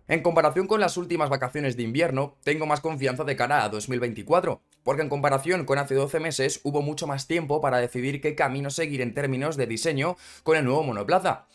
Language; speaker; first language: Spanish; native; Spanish